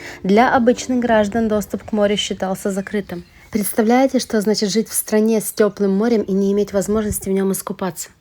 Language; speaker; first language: Russian; native; Russian